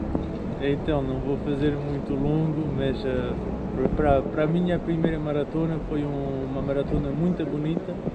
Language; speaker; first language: Portuguese; non-native, fluent; French